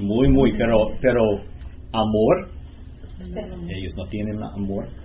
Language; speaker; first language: Spanish; non-native, learner; English